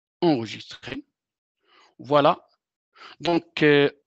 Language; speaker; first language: French; non-native, local second language; Arabic